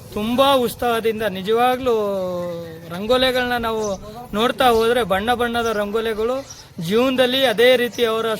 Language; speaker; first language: Kannada; non-native, local second language; Lambadi